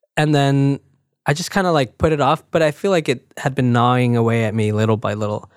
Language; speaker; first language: English; early bilingual, other home language; Spanish